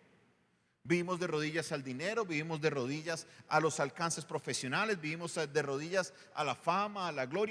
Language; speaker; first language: Spanish; native; Spanish